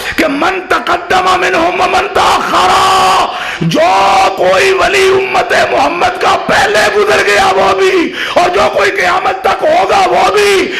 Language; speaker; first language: Urdu; non-native, local second language; Punjabi